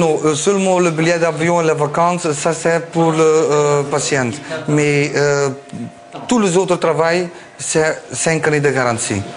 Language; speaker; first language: French; non-native, learner; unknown